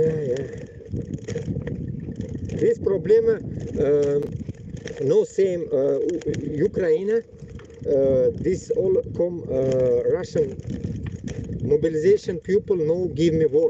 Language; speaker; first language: English; non-native, learner; Bashkir